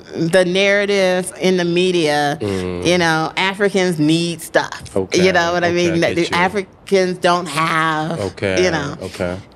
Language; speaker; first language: English; native; English